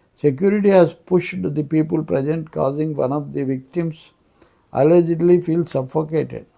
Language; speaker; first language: English; non-native, local second language; Telugu